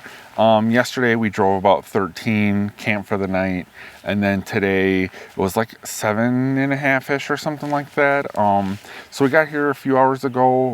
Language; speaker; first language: English; native; English